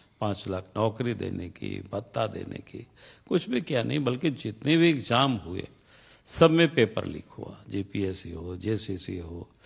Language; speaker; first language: Hindi; non-native, local second language; Santali